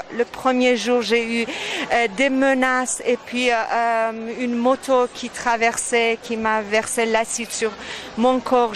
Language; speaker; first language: French; non-native, fluent; Persian